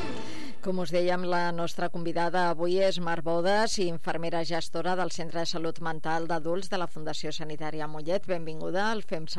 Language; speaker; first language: Catalan; native; Catalan